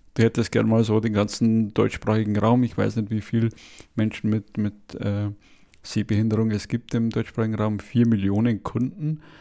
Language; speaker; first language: German; native; German